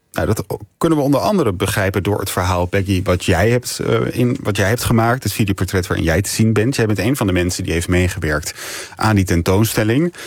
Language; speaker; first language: Dutch; native; Dutch